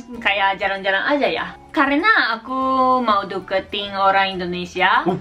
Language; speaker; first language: Indonesian; non-native, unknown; Japanese